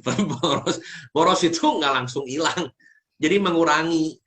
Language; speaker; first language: Indonesian; native; Indonesian